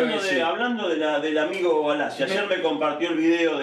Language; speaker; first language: Spanish; native; Spanish